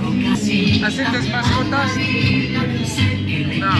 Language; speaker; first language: Spanish; non-native, learner; English